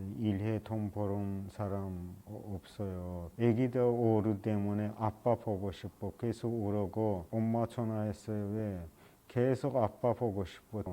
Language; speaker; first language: Korean; non-native, learner; Persian